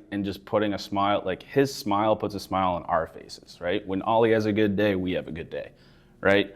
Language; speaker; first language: English; native; English